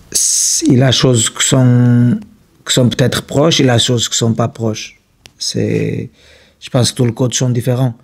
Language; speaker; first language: French; non-native, fluent; Portuguese